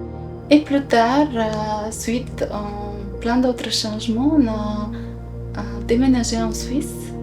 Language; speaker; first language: French; non-native, fluent; Bulgarian